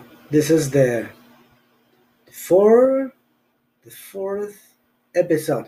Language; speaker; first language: English; non-native, learner; Spanish